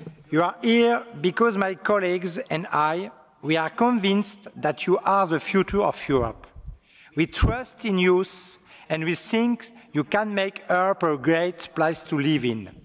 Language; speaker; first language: English; non-native, learner; French